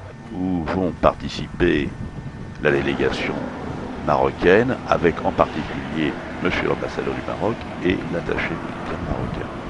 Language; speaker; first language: French; native; French